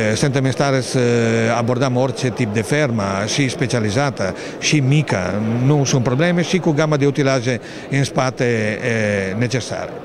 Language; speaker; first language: Romanian; non-native, fluent; Italian